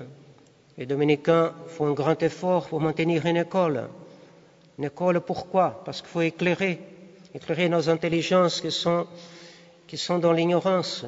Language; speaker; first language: French; non-native, fluent; Portuguese